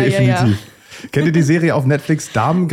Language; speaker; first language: German; native; German